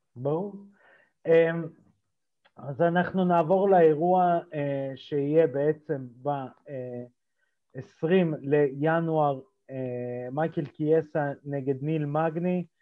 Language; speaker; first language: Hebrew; early bilingual, other home language; Russian